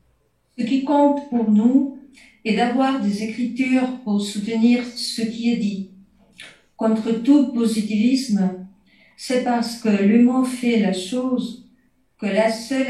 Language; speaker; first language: French; native; French